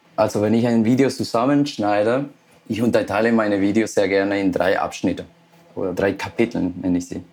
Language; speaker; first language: German; non-native, fluent; Spanish